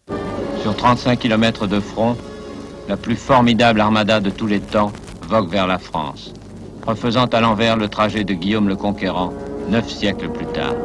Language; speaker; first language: French; native; French